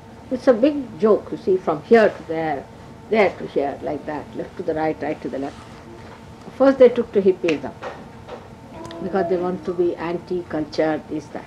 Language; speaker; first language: English; non-native, local second language; Marathi